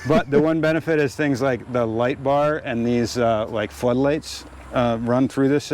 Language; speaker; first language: English; native; English